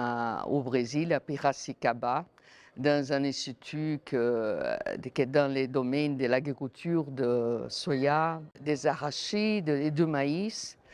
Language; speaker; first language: French; non-native, fluent; Portuguese